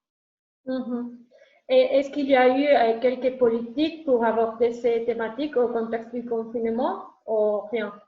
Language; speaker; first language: French; non-native, learner; Spanish